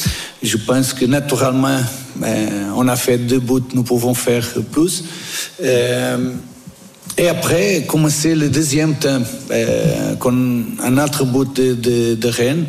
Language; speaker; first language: French; non-native, fluent; Portuguese